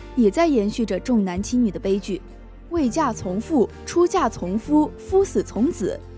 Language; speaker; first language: Chinese; native; Chinese